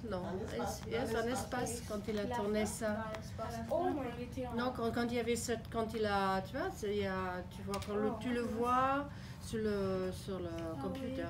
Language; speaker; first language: French; non-native, fluent; German